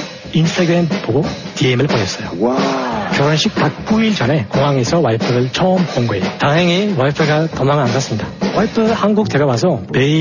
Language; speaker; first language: Korean; non-native, fluent; Tajik